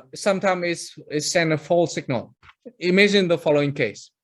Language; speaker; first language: English; non-native, fluent; Vietnamese